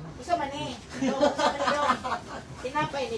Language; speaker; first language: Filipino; non-native, local second language; Cebuano